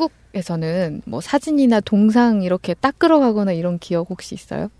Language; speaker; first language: Korean; native; Korean